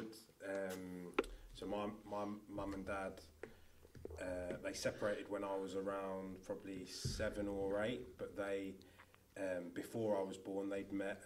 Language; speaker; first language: English; native; English